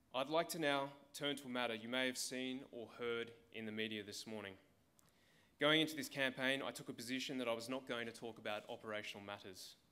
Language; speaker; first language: English; native; English